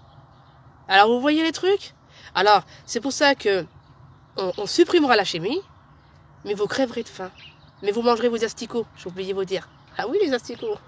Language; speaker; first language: French; native; French